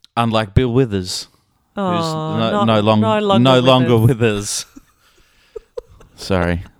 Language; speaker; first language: English; native; English